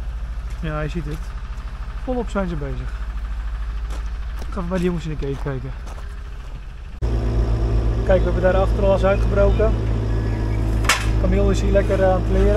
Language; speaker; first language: Dutch; native; Dutch